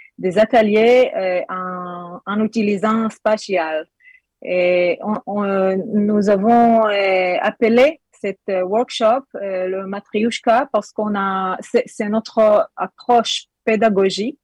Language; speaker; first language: French; non-native, learner; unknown